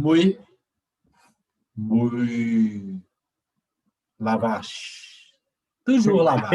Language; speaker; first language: French; non-native, learner; Portuguese